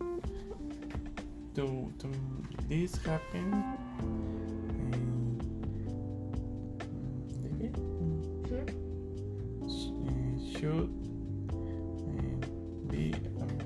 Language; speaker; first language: English; non-native, learner; Spanish